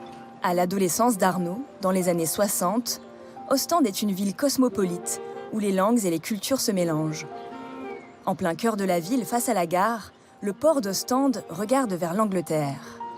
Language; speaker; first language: French; native; French